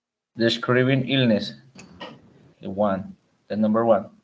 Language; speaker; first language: English; non-native, learner; Spanish